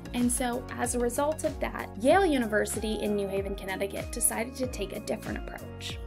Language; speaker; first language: English; native; English